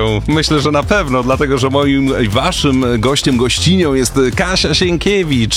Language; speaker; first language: Polish; native; Polish